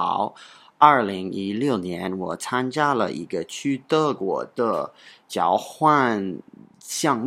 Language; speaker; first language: Chinese; non-native, learner; English